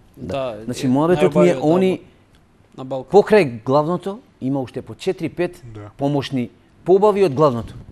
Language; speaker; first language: Macedonian; non-native, local second language; Albanian